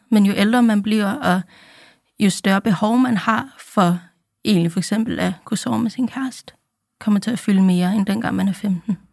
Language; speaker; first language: Danish; early bilingual, other home language; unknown